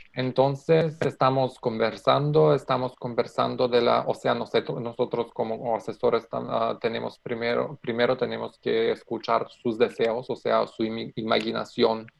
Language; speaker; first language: Spanish; non-native, learner; Macedonian